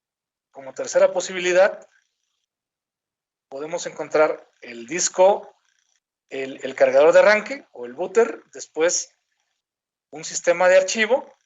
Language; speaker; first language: Spanish; native; Spanish